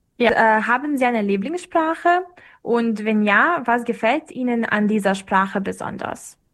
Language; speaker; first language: German; non-native, fluent; Serbian